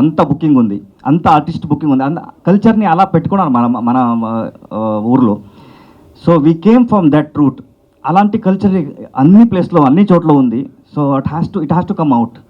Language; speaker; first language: Telugu; non-native, learner; Kannada